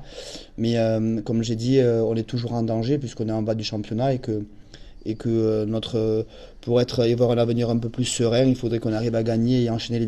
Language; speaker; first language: French; native; French